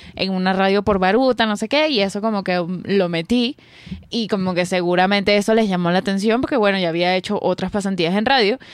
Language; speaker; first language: Spanish; native; Spanish